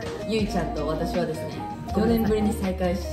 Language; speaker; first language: Japanese; native; Japanese